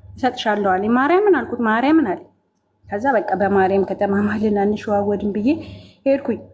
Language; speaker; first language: Amharic; native; Amharic